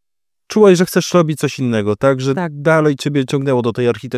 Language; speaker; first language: Polish; native; Polish